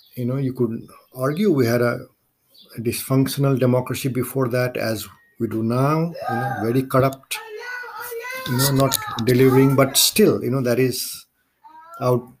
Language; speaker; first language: English; non-native, local second language; Maithili